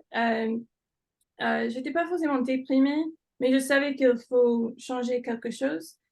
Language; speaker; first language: French; non-native, fluent; English